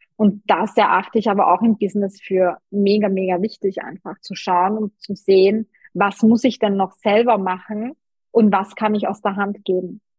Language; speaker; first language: German; native; German